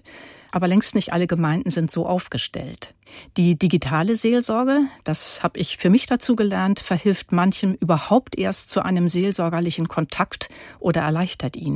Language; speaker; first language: German; native; German